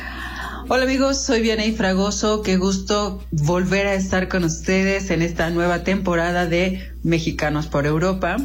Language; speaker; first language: Spanish; native; Spanish